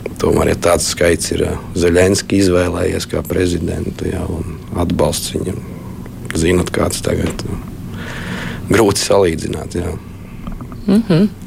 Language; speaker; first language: Latvian; native; Latvian